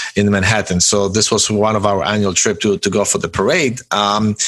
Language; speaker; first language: English; early bilingual, other home language; Polish